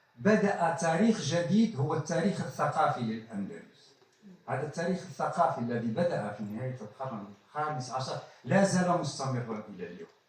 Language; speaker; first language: Arabic; native; Arabic